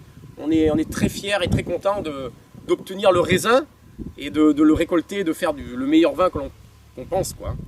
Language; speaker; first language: French; native; French